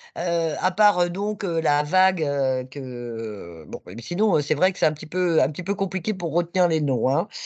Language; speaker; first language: French; native; French